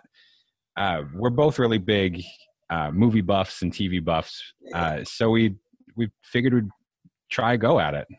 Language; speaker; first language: English; native; English